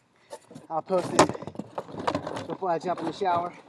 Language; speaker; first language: English; native; English